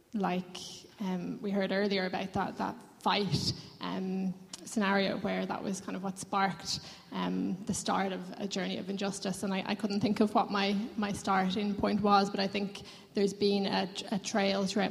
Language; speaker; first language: English; native; English